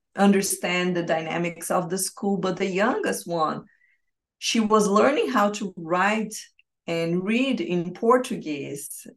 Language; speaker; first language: English; non-native, fluent; Portuguese